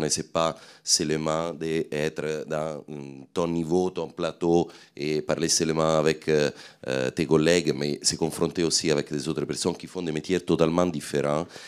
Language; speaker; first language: French; non-native, fluent; Italian